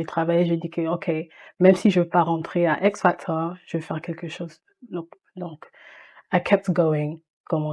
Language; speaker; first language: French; early bilingual, heritage; French